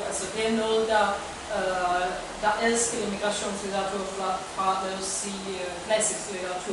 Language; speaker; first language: Danish; non-native, fluent; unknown